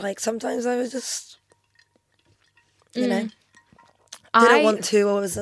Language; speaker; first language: English; non-native, local second language; Albanian